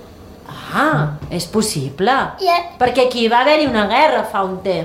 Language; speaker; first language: Catalan; native; Catalan